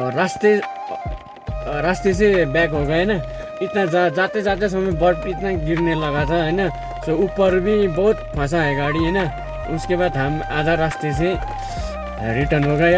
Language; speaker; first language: Hindi; non-native, local second language; Nepali